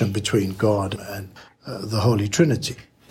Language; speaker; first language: English; native; English